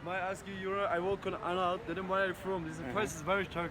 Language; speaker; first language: English; non-native, learner; Turkish